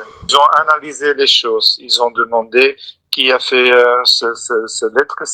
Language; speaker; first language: French; non-native, local second language; Dutch